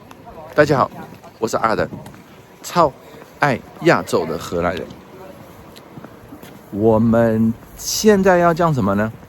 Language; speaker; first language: Chinese; non-native, fluent; Dutch